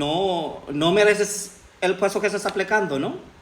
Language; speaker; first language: Spanish; non-native, learner; Filipino